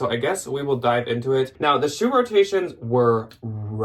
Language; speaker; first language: English; native; English